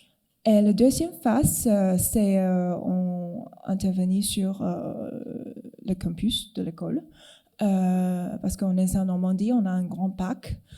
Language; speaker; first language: French; non-native, fluent; Cantonese